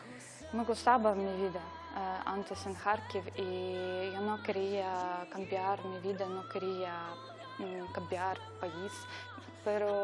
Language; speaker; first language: Spanish; non-native, learner; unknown